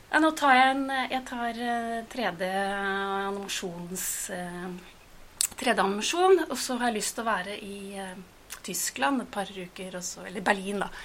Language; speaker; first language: Norwegian; native; Norwegian